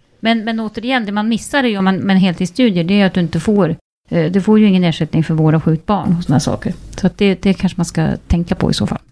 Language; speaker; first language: Swedish; native; Swedish